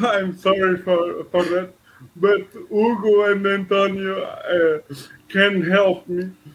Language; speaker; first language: English; non-native, learner; Portuguese